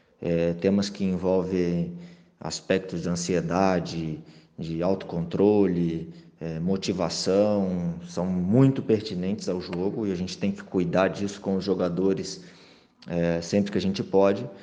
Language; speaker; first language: Portuguese; native; Portuguese